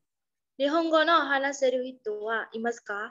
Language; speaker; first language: Japanese; non-native, learner; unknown